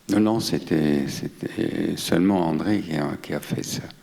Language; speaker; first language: French; non-native, local second language; German